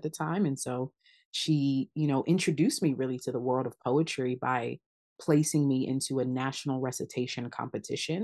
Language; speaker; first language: English; early bilingual, other home language; Akan